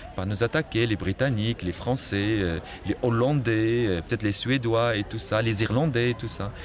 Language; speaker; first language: French; non-native, local second language; Arabic